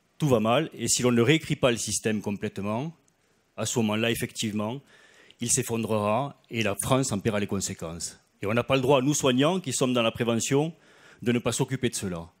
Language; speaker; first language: French; native; French